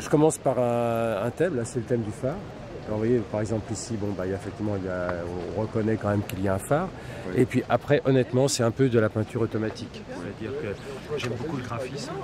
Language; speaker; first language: French; native; French